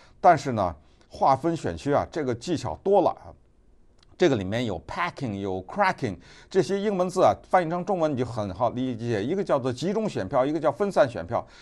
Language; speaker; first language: Chinese; native; Chinese